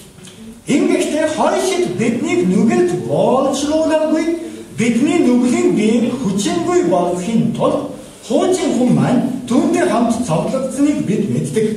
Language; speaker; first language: Mongolian; non-native, fluent; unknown